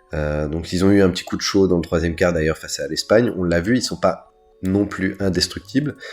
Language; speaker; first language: French; native; French